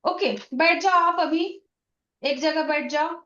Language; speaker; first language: Hindi; non-native, local second language; Marathi